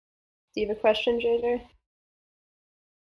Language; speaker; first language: English; native; English